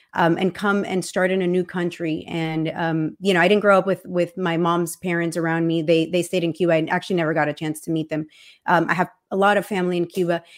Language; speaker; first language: English; early bilingual, other home language; Spanish